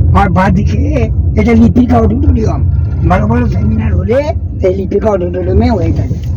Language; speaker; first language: Bangla; non-native, local second language; Gujarati